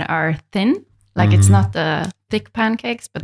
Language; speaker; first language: English; non-native, fluent; Norwegian